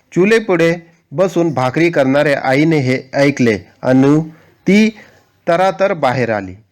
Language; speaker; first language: Marathi; non-native, local second language; Urdu